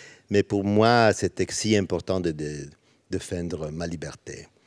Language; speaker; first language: French; non-native, learner; Italian